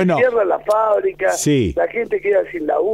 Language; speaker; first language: Spanish; native; Spanish